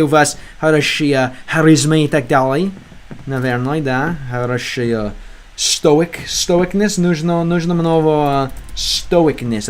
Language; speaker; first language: Russian; non-native, learner; English